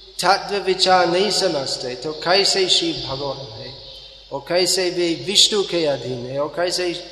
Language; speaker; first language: Hindi; non-native, fluent; English